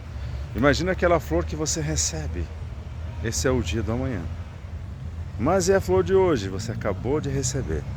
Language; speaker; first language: Portuguese; native; Portuguese